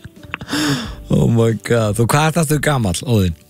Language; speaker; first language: Icelandic; native; Icelandic